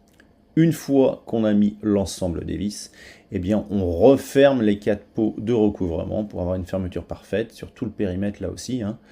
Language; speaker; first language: French; native; French